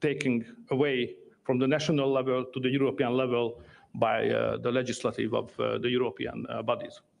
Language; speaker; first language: English; non-native, fluent; Hungarian